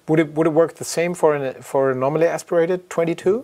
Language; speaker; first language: English; non-native, fluent; German